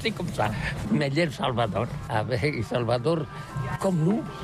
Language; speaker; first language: French; non-native, learner; Catalan